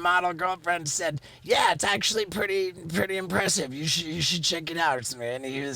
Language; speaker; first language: English; native; English